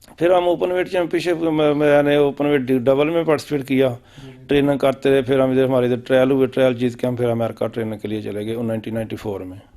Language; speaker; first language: Urdu; non-native, local second language; Punjabi